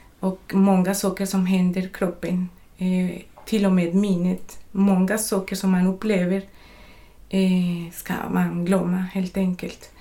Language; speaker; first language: Swedish; non-native, fluent; Spanish